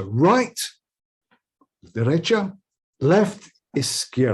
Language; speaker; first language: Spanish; non-native, fluent; English